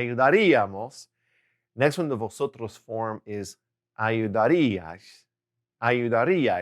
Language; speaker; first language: Spanish; non-native, fluent; English